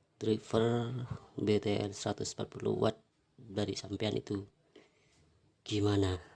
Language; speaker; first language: Indonesian; non-native, local second language; Madurese